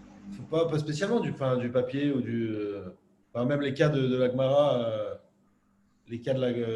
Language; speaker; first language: French; native; French